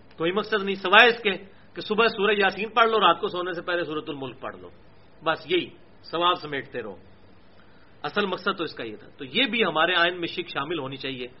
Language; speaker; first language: Urdu; non-native, local second language; Punjabi